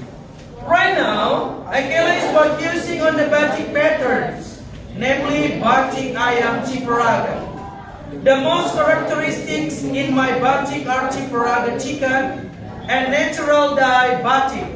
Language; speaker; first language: English; non-native, learner; Indonesian